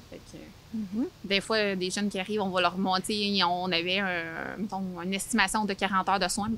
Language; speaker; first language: French; native; French